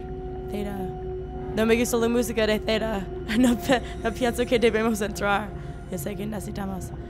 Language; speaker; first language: Spanish; non-native, learner; English